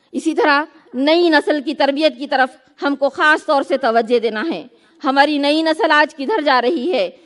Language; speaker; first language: Urdu; native; Urdu